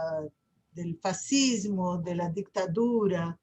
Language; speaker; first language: Spanish; non-native, fluent; Portuguese